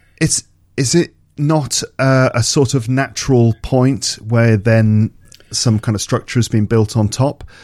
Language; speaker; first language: English; native; English